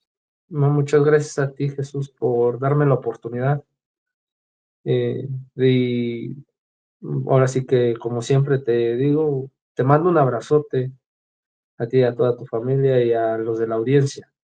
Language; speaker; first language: Spanish; native; Spanish